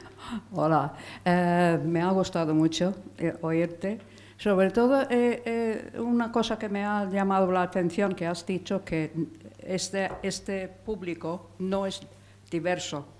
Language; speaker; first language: Spanish; non-native, fluent; English